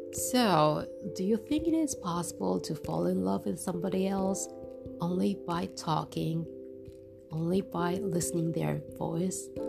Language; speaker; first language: English; non-native, learner; Japanese